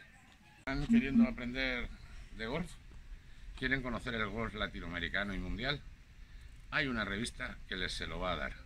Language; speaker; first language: Spanish; native; Spanish